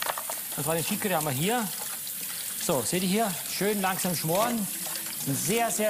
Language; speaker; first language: German; native; German